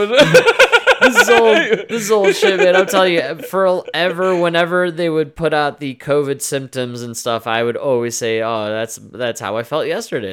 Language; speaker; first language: English; native; English